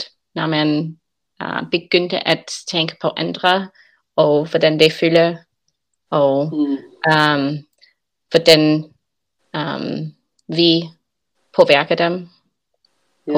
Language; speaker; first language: Danish; non-native, learner; English